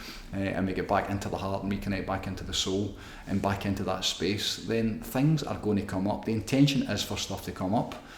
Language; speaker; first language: English; native; English